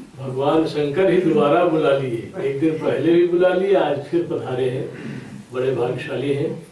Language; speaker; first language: Hindi; native; Hindi